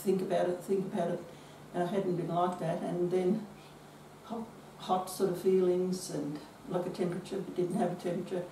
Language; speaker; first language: English; native; English